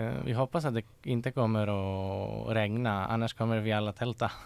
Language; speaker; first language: Swedish; non-native, fluent; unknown